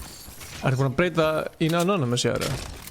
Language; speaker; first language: Icelandic; native; Icelandic